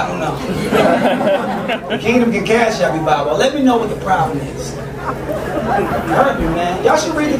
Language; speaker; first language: English; native; English